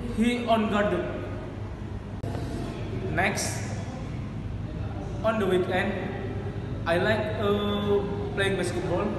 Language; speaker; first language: English; non-native, learner; Indonesian